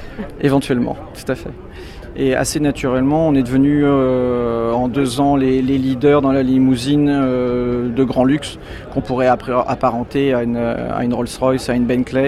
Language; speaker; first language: French; native; French